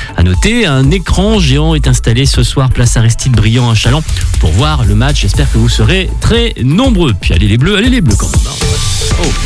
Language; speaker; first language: French; native; French